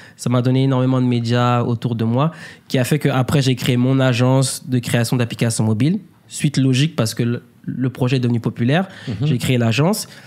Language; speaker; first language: French; native; French